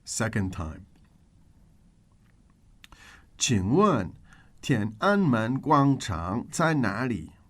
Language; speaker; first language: Chinese; non-native, learner; English